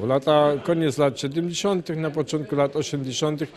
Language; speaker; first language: Polish; non-native, fluent; German